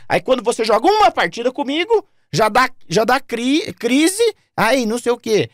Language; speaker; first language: Portuguese; native; Portuguese